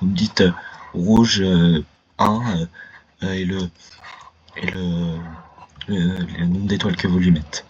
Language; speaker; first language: French; native; French